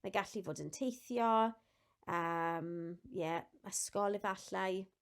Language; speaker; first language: Welsh; non-native, local second language; English